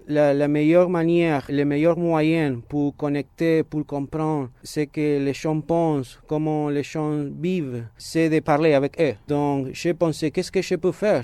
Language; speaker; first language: French; non-native, fluent; Spanish